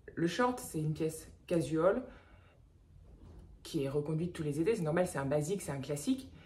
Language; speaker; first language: French; native; French